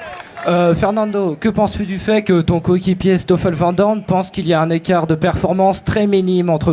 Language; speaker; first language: French; native; French